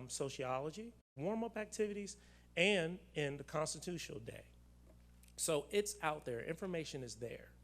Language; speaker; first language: English; native; English